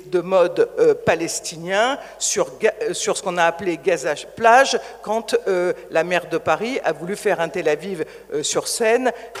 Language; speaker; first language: French; native; French